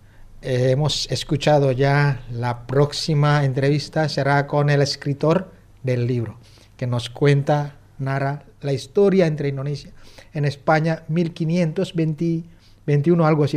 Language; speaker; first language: Spanish; non-native, fluent; Indonesian